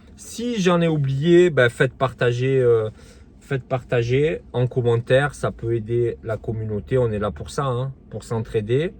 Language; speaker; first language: French; native; French